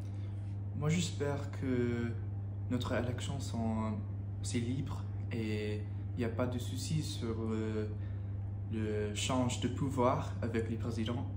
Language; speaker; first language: French; non-native, learner; English